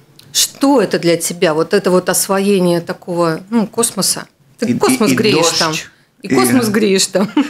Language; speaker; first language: Russian; native; Russian